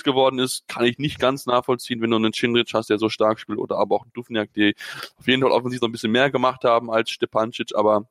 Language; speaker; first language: German; native; German